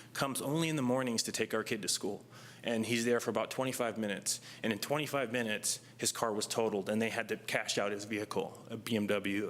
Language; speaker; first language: English; native; English